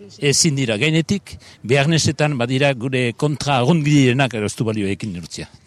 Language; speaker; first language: Basque; native; Basque